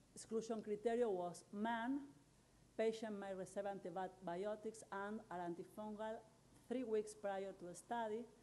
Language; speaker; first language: English; non-native, learner; Spanish